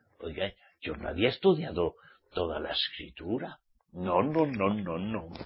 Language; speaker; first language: Spanish; native; Spanish